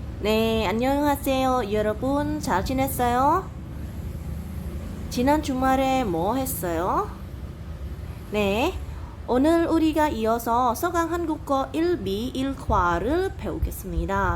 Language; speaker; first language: Korean; non-native, fluent; Khmer